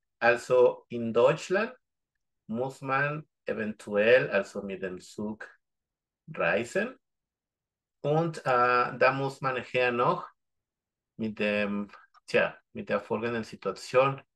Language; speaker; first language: German; non-native, fluent; Spanish